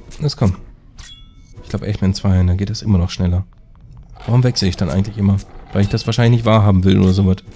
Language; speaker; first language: German; native; German